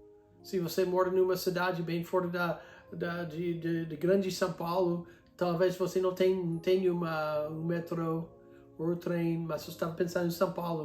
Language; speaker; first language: Portuguese; non-native, fluent; English